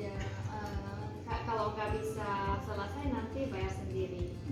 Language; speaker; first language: Indonesian; non-native, fluent; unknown